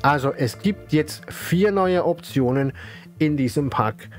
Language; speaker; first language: German; native; German